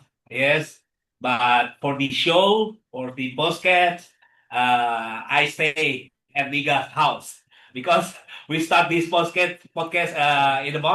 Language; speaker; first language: English; non-native, learner; Indonesian